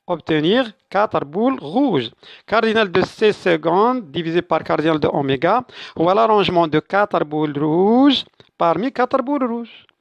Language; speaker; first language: French; non-native, local second language; Arabic